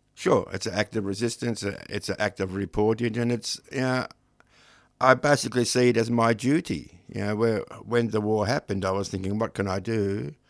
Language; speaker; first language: English; non-native, local second language; Ukrainian